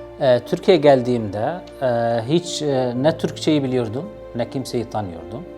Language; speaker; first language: Turkish; non-native, fluent; Arabic